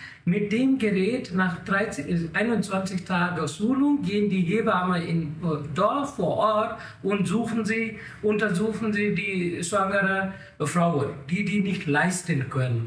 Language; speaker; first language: German; non-native, learner; Nepali